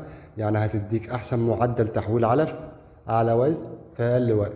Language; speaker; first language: Arabic; native; Arabic